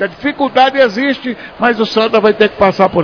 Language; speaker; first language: Portuguese; native; Portuguese